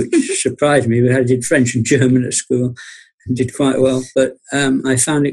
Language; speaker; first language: English; native; English